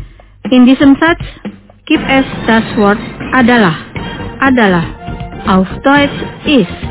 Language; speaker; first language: German; non-native, fluent; Indonesian